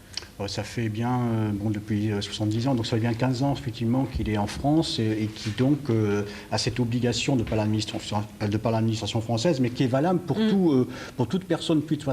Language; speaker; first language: French; native; French